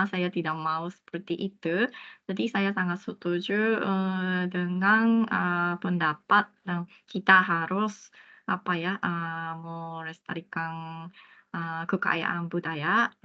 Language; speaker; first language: Indonesian; non-native, fluent; Japanese